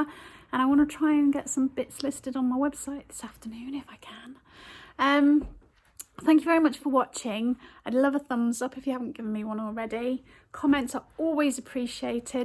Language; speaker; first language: English; native; English